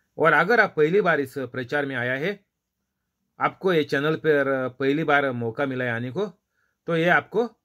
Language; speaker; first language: Hindi; non-native, local second language; Marathi